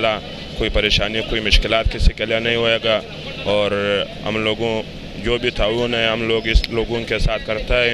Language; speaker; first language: Hindi; non-native, local second language; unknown